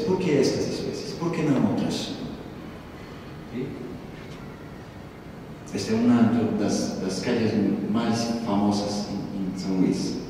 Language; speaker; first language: Spanish; non-native, learner; Portuguese